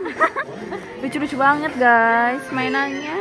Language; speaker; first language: Indonesian; native; Indonesian